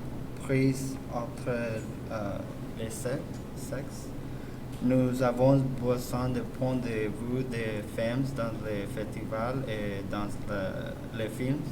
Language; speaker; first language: French; non-native, learner; English